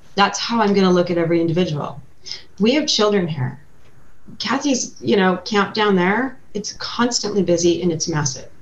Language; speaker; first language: English; native; English